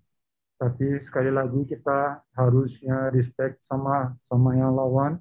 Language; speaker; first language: Indonesian; non-native, learner; Portuguese